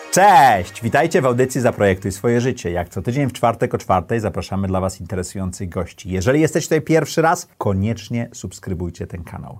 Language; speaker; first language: Polish; native; Polish